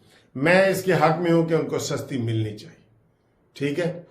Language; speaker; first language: Hindi; non-native, local second language; Punjabi